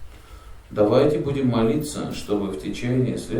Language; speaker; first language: Russian; native; Russian